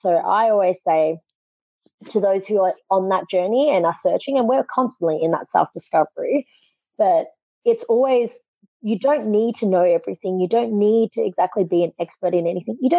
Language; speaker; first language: English; native; English